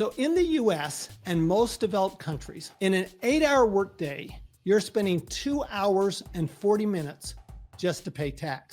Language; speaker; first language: English; native; English